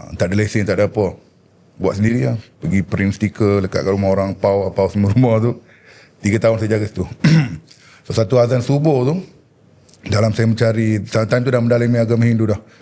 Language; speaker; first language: Malay; non-native, local second language; Tamil